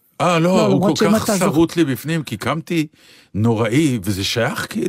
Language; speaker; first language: Hebrew; native; Hebrew